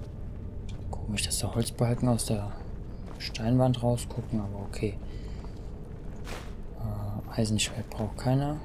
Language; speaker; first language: German; native; German